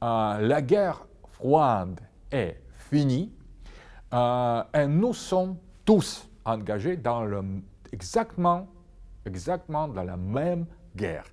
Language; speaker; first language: French; non-native, fluent; Russian